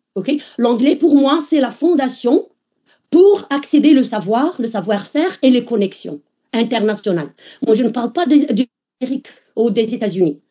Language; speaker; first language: French; non-native, local second language; Arabic